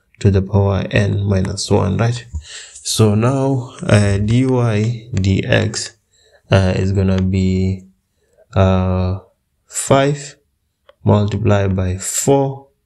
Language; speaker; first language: English; native; English